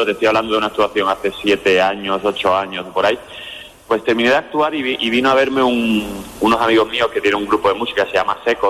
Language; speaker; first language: Spanish; native; Spanish